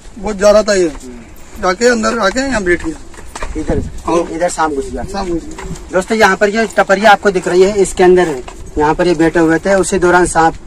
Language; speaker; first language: Hindi; native; Hindi